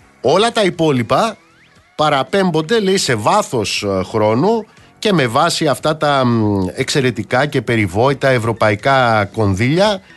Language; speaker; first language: Greek; native; Greek